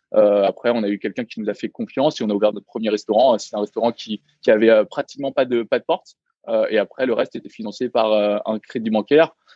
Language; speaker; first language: French; early bilingual, other home language; Vietnamese